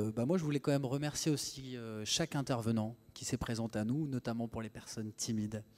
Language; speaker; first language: French; native; French